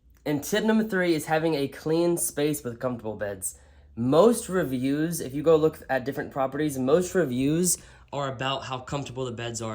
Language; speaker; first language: English; native; English